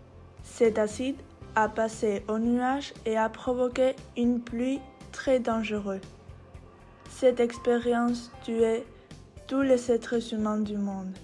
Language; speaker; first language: French; non-native, learner; Spanish